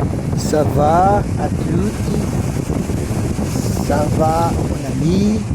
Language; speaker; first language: French; non-native, learner; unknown